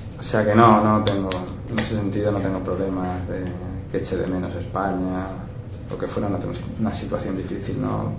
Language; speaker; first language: Spanish; native; Spanish